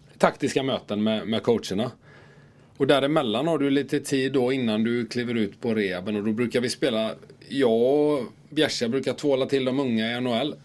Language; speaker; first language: Swedish; native; Swedish